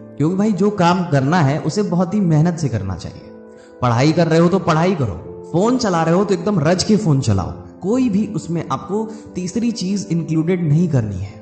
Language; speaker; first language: Hindi; native; Hindi